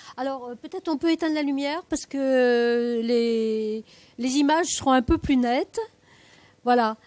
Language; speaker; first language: French; native; French